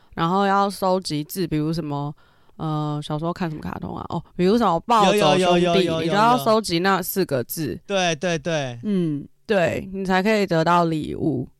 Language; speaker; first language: Chinese; non-native, local second language; Hakka Chinese